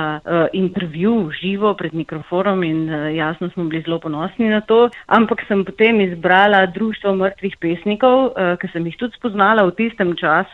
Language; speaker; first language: Slovenian; native; Slovenian